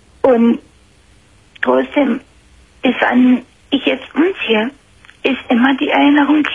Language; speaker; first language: German; non-native, fluent; Romanian